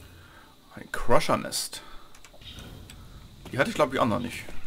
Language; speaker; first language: German; native; German